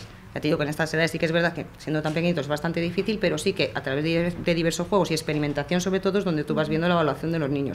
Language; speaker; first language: Spanish; native; Spanish